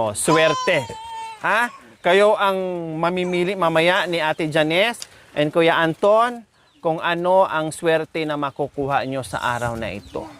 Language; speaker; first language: Filipino; non-native, local second language; Cebuano